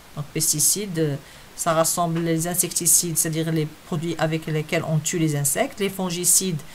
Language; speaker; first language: French; non-native, local second language; Arabic